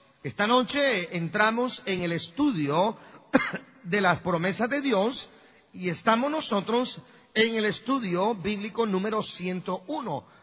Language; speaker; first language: Spanish; native; Spanish